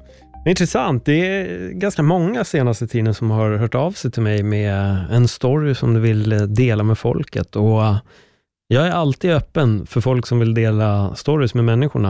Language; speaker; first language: Swedish; native; Swedish